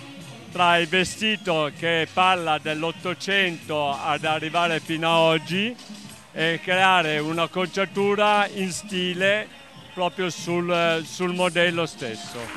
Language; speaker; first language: Italian; native; Italian